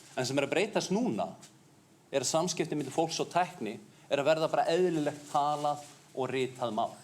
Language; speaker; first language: Icelandic; native; Icelandic